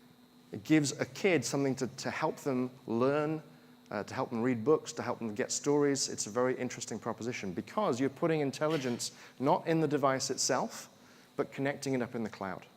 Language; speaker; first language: English; native; English